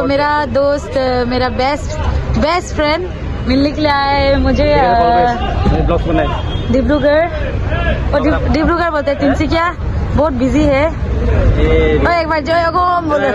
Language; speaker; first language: Hindi; non-native, local second language; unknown